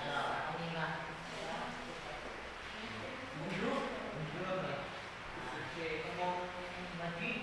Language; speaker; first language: French; non-native, learner; Hmong